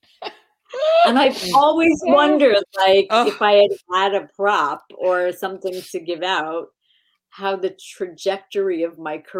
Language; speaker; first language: English; native; English